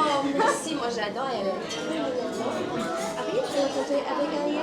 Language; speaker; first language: French; non-native, learner; English